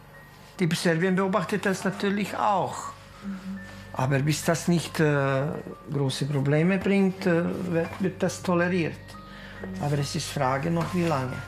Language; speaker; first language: German; non-native, local second language; Croatian